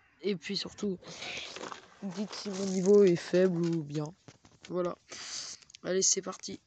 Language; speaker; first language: French; native; French